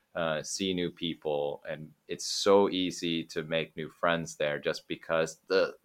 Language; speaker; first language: English; native; English